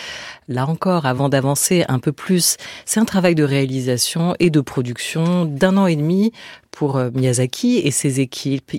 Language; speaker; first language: French; native; French